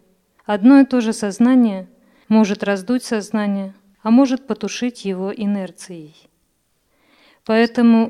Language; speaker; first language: Russian; native; Russian